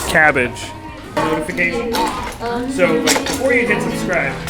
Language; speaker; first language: English; native; English